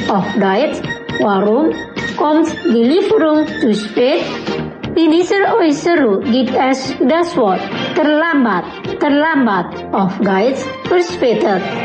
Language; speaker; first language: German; non-native, fluent; Indonesian